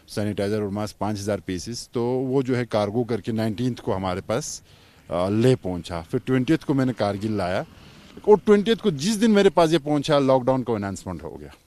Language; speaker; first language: Hindi; non-native, local second language; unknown